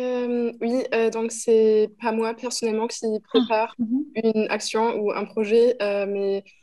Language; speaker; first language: French; non-native, fluent; German